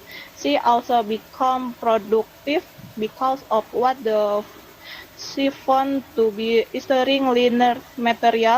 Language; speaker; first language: English; non-native, learner; Indonesian